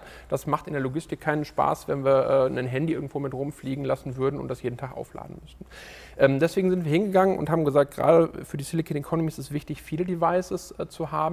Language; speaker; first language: German; native; German